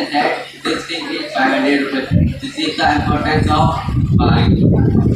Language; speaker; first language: English; non-native, learner; Hindi